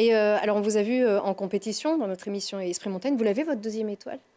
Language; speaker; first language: French; native; French